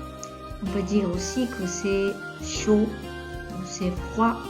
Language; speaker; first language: French; non-native, fluent; Catalan